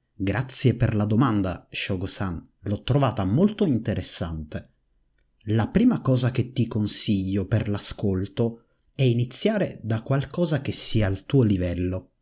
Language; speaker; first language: Italian; native; Italian